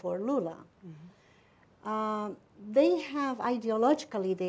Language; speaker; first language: English; non-native, fluent; Portuguese